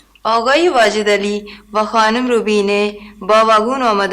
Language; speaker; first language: Persian; non-native, learner; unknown